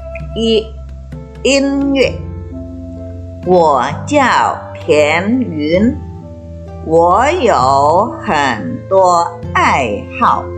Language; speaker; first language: Chinese; non-native, fluent; Indonesian